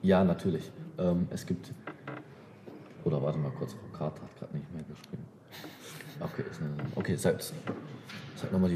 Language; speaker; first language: German; native; German